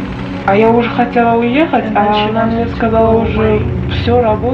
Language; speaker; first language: Russian; non-native, local second language; Uzbek